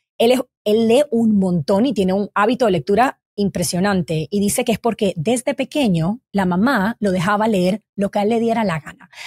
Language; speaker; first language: Spanish; native; Spanish